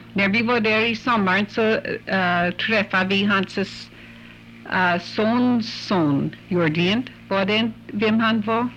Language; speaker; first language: Swedish; early bilingual, heritage; English